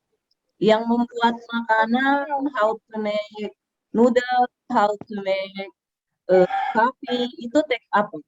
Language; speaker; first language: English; non-native, learner; Indonesian